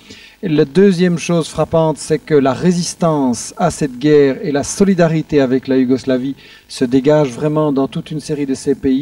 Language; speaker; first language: French; native; French